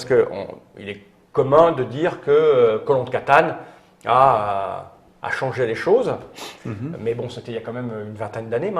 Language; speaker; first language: French; native; French